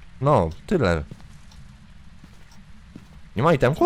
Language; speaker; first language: Polish; native; Polish